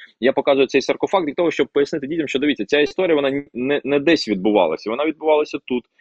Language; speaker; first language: Ukrainian; non-native, local second language; Russian